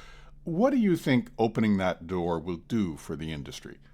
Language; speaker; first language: English; native; English